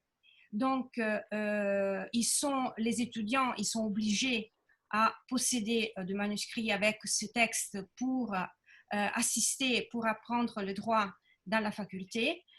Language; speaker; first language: French; non-native, fluent; Italian